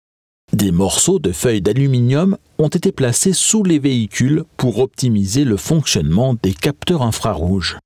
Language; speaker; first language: French; native; French